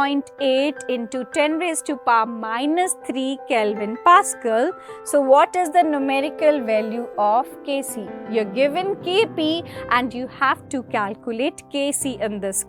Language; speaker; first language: English; non-native, local second language; Hindi